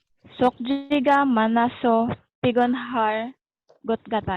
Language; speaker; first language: Korean; non-native, learner; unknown